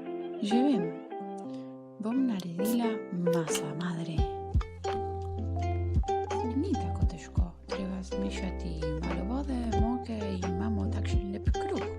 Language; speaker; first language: Slovenian; early bilingual, heritage; Slovenian